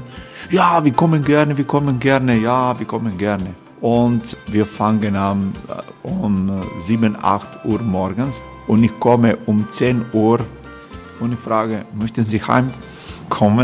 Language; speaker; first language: German; non-native, fluent; Croatian